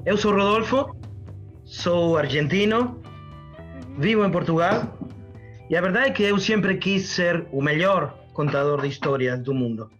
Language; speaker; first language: Portuguese; non-native, fluent; Spanish